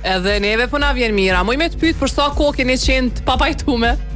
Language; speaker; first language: Albanian; native; Albanian